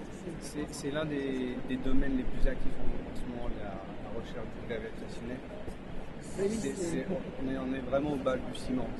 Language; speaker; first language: French; native; French